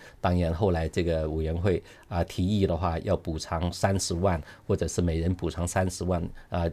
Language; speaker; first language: Chinese; non-native, local second language; Cantonese